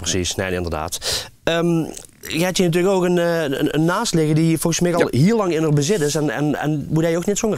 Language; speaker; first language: Dutch; native; Dutch